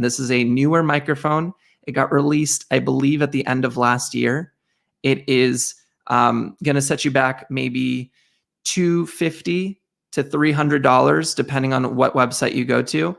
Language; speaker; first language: English; native; English